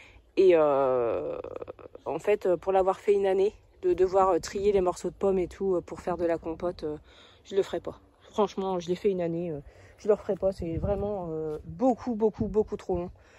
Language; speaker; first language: French; native; French